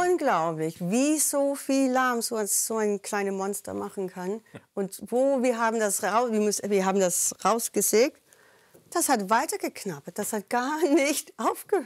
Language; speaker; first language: German; non-native, fluent; Danish